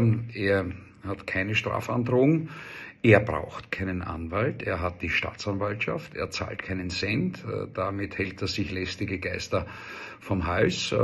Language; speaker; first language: German; native; German